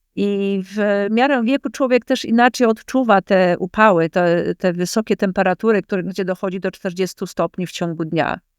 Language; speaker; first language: Polish; native; Polish